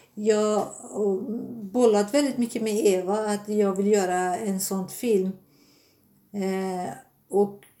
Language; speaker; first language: Swedish; non-native, fluent; Persian